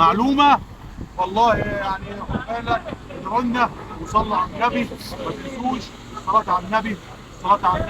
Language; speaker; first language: Arabic; native; Arabic